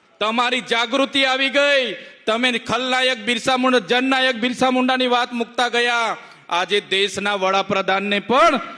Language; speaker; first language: Gujarati; non-native, local second language; Vasavi